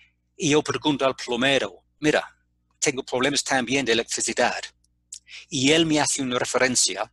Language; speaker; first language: Spanish; non-native, fluent; English